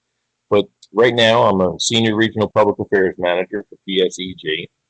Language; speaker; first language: English; native; English